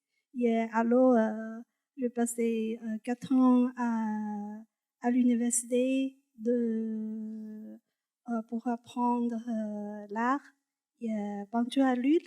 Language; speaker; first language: French; non-native, learner; Chinese